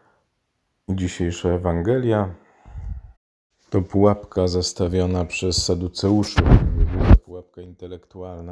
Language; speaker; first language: Polish; native; Polish